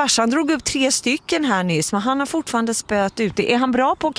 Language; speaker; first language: Swedish; native; Swedish